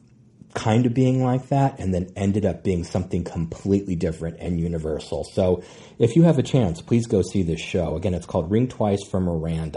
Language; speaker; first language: English; native; English